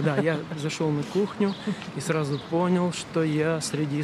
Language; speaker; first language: Polish; non-native, learner; Russian